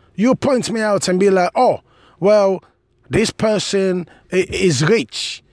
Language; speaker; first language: English; non-native, local second language; Krio